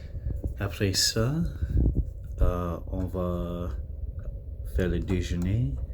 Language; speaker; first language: French; non-native, local second language; English